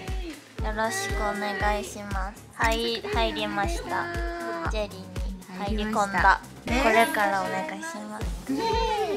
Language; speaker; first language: Japanese; non-native, fluent; Korean